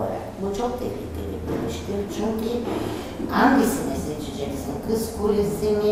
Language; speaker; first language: Turkish; non-native, fluent; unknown